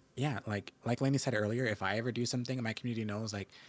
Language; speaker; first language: English; native; English